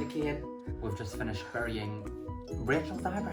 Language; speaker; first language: English; native; English